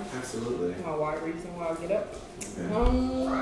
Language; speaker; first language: English; native; English